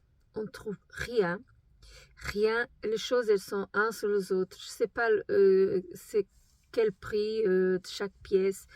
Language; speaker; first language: French; non-native, fluent; Portuguese